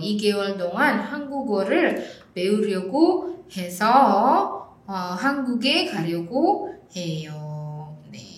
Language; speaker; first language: Korean; non-native, fluent; Indonesian